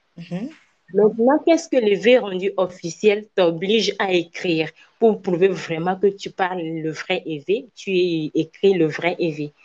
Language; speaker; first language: French; non-native, local second language; Ewe